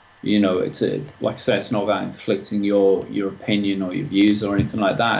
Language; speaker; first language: English; native; English